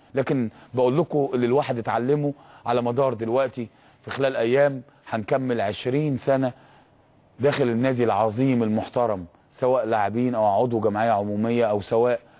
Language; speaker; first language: Arabic; native; Arabic